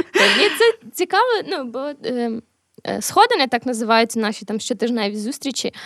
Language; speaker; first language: Ukrainian; native; Ukrainian